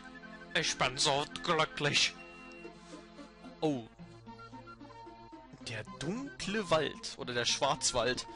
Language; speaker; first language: German; native; German